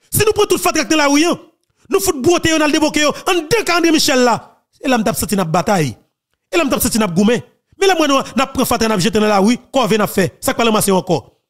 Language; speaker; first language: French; non-native, local second language; Haitian Creole